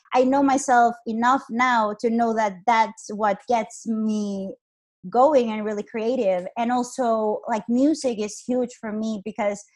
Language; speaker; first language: English; non-native, fluent; Spanish